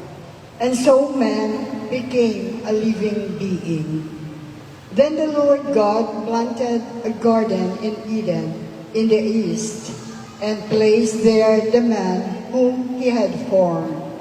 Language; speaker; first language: English; non-native, local second language; Filipino